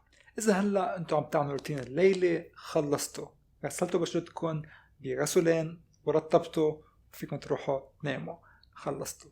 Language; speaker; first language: Arabic; native; Arabic